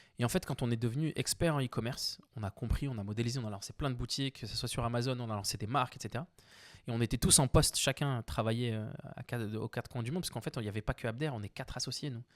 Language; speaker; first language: French; early bilingual, other home language; Arabic